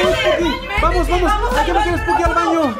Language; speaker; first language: Spanish; native; Spanish